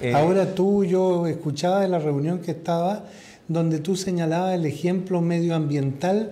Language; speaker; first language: Spanish; native; Spanish